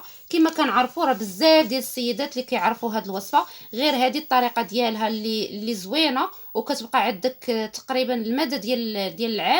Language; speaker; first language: Arabic; native; Arabic